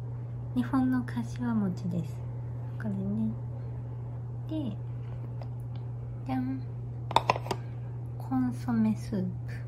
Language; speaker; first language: Japanese; native; Japanese